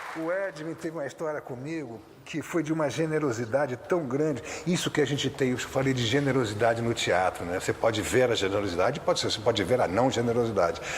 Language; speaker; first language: Portuguese; native; Portuguese